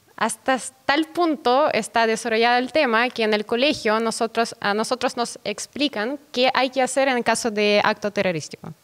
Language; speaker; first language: Spanish; non-native, fluent; Russian